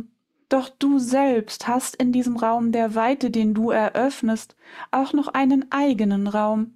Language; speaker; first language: German; native; German